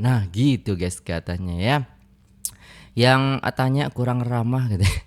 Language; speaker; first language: Indonesian; native; Indonesian